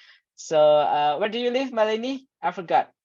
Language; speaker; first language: English; non-native, fluent; Indonesian